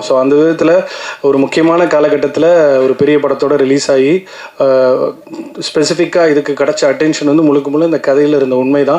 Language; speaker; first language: Tamil; native; Tamil